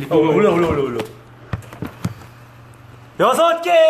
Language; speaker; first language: Korean; native; Korean